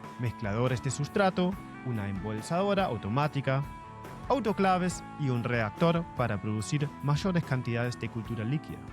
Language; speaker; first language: Spanish; non-native, fluent; German